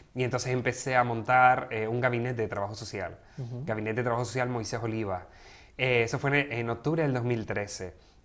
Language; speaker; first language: Spanish; native; Spanish